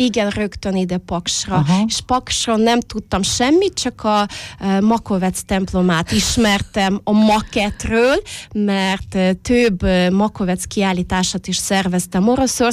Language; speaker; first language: Hungarian; non-native, fluent; Russian